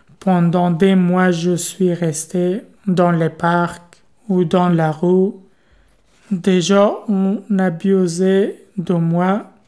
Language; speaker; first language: French; non-native, learner; Persian